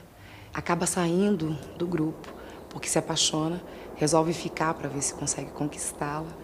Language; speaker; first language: Portuguese; native; Portuguese